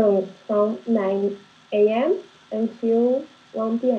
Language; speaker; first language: English; non-native, learner; Portuguese